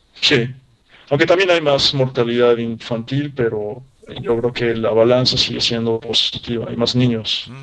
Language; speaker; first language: Spanish; native; Spanish